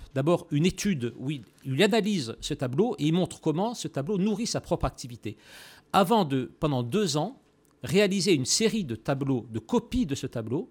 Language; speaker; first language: French; native; French